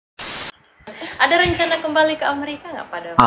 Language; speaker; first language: Indonesian; native; Indonesian